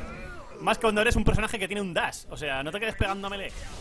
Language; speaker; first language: Spanish; native; Spanish